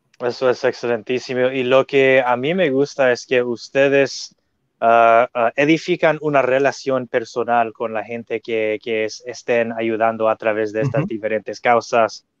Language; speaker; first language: Spanish; non-native, fluent; English